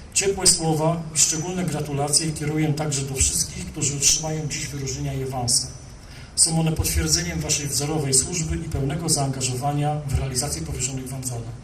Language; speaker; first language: Polish; native; Polish